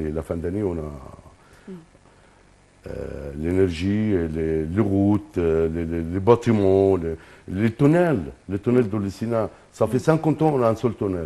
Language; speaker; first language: French; non-native, fluent; Arabic